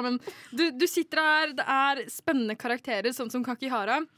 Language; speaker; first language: Norwegian; native; Norwegian